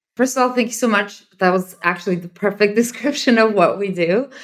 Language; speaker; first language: English; non-native, fluent; Serbian